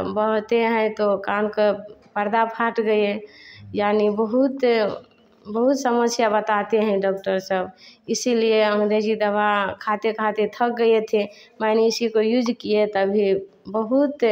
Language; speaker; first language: Hindi; native; Hindi